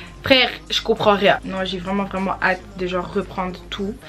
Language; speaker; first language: French; native; French